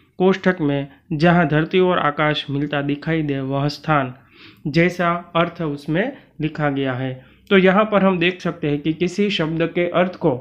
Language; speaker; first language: Hindi; non-native, local second language; Gujarati